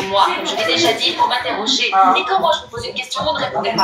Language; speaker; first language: French; non-native, local second language; Lingala